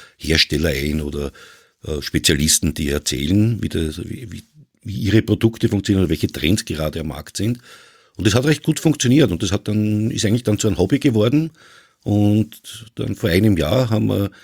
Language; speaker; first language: German; native; German